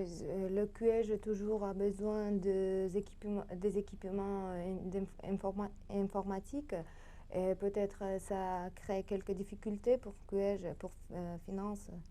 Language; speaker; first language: French; non-native, learner; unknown